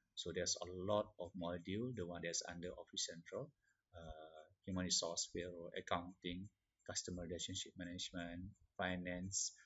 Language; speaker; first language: English; non-native, local second language; Malay